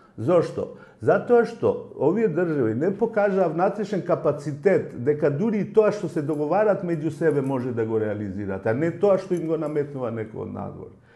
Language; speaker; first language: Macedonian; non-native, local second language; Albanian